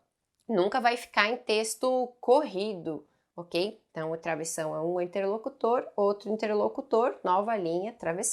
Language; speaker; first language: Portuguese; native; Portuguese